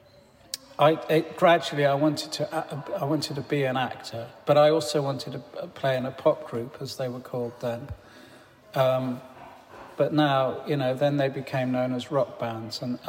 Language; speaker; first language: English; native; English